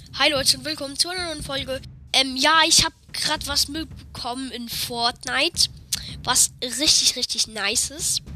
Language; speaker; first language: German; native; German